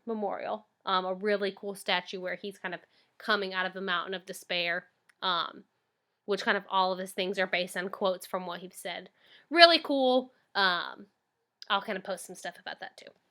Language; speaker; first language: English; native; English